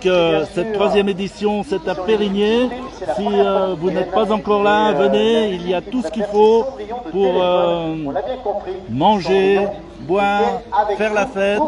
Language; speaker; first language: French; native; French